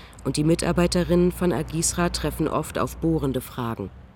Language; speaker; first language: German; native; German